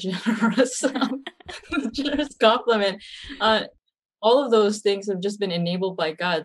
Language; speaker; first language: English; early bilingual, other home language; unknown